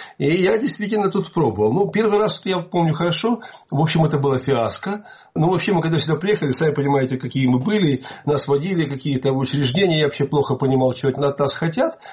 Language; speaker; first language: Russian; native; Russian